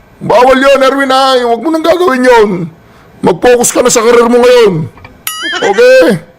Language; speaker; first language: Filipino; native; Filipino